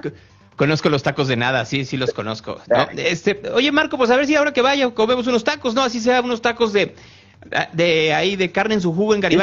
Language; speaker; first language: Spanish; native; Spanish